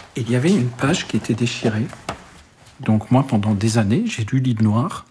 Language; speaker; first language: French; early bilingual, other home language; Arabic